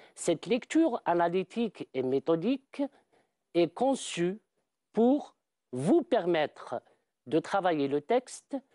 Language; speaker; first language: French; non-native, local second language; Arabic